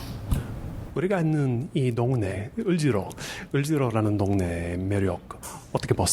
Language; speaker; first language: Korean; non-native, learner; English